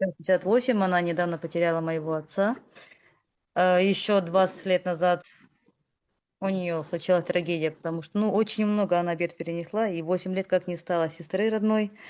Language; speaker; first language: Russian; native; Russian